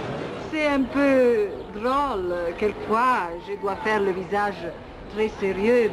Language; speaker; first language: French; non-native, fluent; Italian